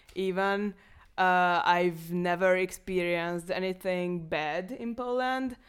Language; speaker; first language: English; non-native, fluent; Hungarian